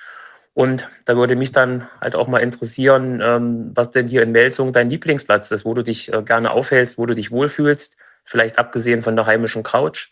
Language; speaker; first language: German; native; German